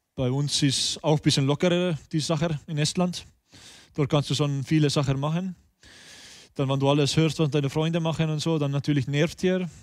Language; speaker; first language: German; non-native, learner; Estonian